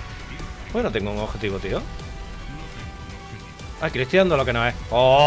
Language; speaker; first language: Spanish; native; Spanish